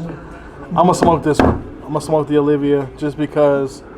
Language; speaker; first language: English; native; English